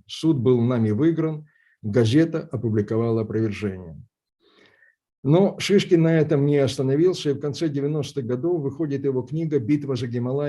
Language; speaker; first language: Russian; native; Russian